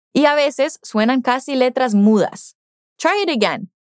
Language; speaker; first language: Spanish; non-native, fluent; English